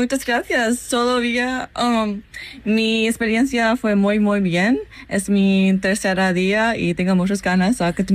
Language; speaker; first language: Spanish; non-native, learner; English